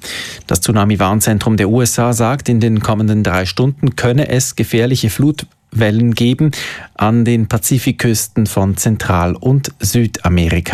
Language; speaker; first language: German; native; German